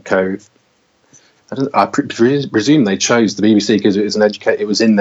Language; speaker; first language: English; native; English